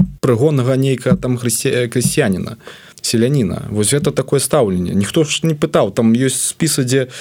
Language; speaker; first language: Belarusian; non-native, local second language; Russian